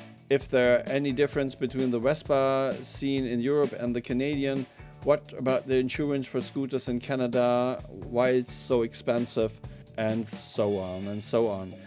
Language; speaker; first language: English; non-native, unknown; German